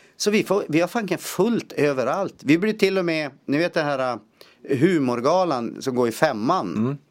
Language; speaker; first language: Swedish; native; Swedish